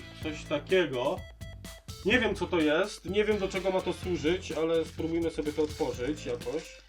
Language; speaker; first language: Polish; native; Polish